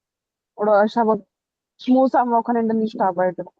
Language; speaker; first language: German; non-native, learner; Hindi